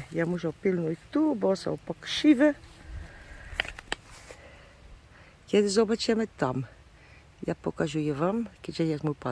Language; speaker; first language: Polish; non-native, learner; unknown